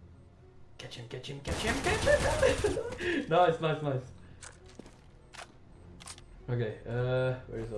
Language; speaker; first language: English; non-native, learner; Portuguese